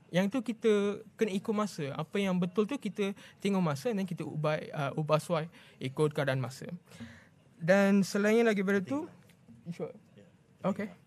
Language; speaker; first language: Malay; non-native, local second language; Tamil